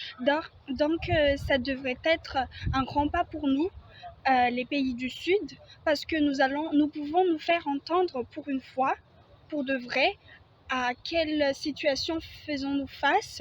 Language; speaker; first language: French; non-native, local second language; Malagasy